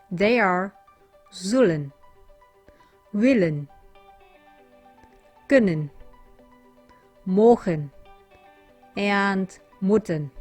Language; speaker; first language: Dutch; non-native, fluent; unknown